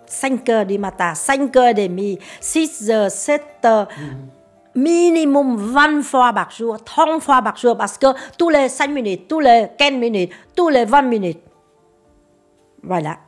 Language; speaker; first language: French; non-native, learner; Vietnamese